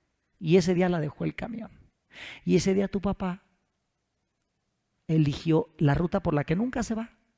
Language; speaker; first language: Spanish; native; Spanish